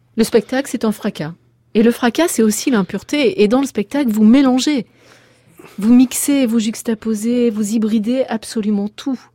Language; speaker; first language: French; native; French